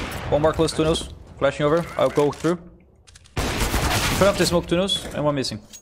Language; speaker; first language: English; non-native, fluent; Portuguese